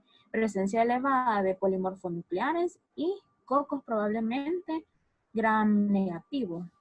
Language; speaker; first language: Spanish; native; Spanish